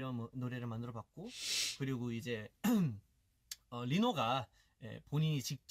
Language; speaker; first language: Korean; early bilingual, heritage; Korean